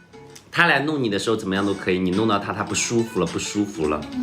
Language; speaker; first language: Chinese; native; Chinese